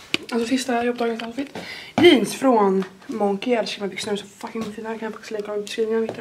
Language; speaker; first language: Swedish; native; Swedish